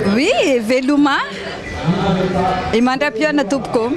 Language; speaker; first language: French; non-native, local second language; Malagasy